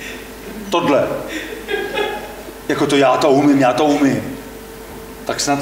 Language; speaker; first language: Czech; native; Czech